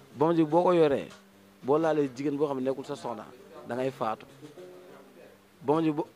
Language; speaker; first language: Wolof; native; Wolof